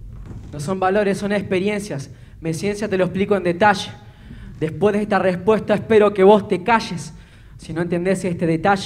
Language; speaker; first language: Spanish; native; Spanish